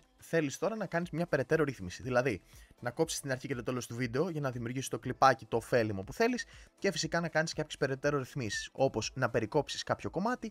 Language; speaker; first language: Greek; native; Greek